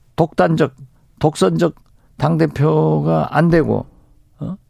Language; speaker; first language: Korean; native; Korean